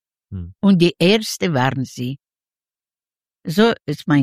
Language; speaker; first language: German; non-native, learner; Yiddish